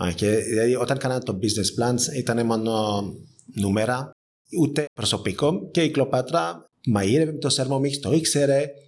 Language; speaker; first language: Greek; non-native, fluent; French